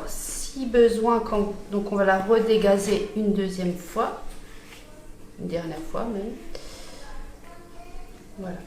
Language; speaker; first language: French; native; French